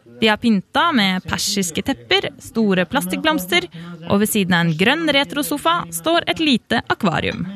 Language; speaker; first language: Norwegian; native; Norwegian